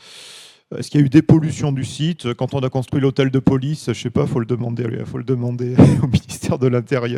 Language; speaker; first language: French; native; French